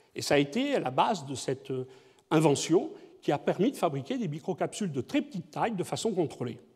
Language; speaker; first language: French; native; French